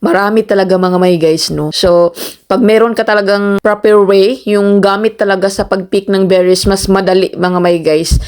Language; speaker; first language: Filipino; non-native, local second language; Cebuano